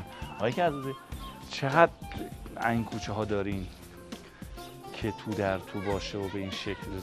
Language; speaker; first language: Persian; native; Persian